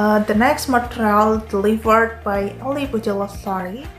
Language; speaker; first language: English; non-native, learner; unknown